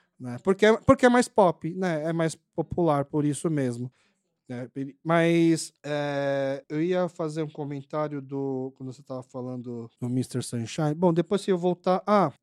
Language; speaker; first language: Portuguese; early bilingual, other home language; Korean